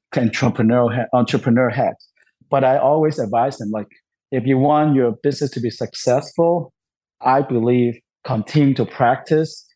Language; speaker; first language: English; non-native, local second language; Cantonese